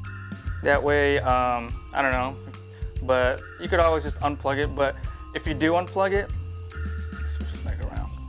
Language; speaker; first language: English; native; English